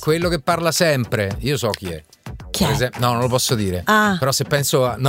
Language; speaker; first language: Italian; native; Italian